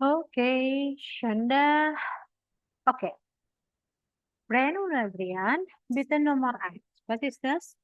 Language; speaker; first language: German; non-native, fluent; Indonesian